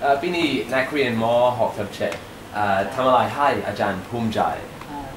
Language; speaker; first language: Thai; native; Thai